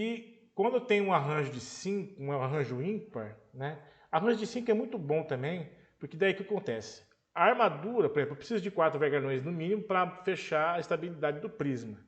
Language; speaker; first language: Portuguese; native; Portuguese